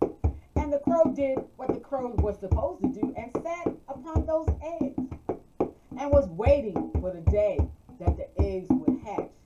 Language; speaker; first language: English; native; English